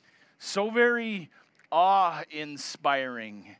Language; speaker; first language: English; native; English